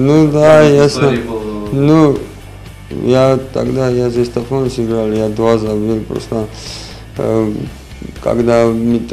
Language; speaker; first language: Russian; non-native, learner; Georgian